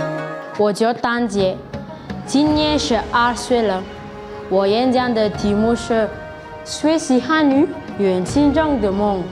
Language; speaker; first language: Chinese; non-native, learner; Malagasy